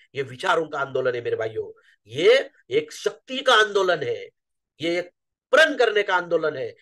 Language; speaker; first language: Hindi; non-native, local second language; Marathi